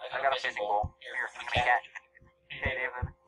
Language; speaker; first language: English; native; English